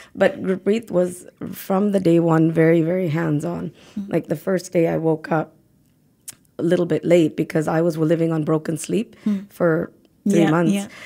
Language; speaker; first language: English; native; English